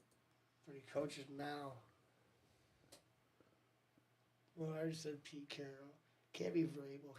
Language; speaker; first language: English; native; English